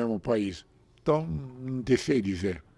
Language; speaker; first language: Portuguese; non-native, fluent; Italian